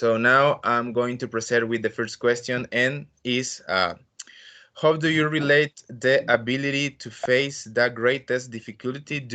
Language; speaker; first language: English; non-native, learner; Spanish